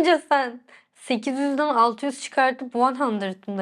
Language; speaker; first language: Turkish; native; Turkish